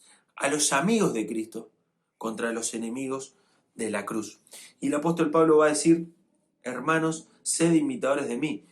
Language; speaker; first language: Spanish; native; Spanish